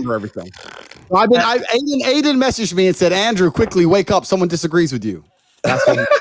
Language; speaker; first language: English; native; English